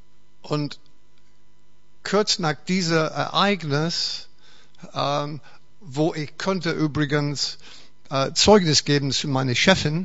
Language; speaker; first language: German; non-native, fluent; English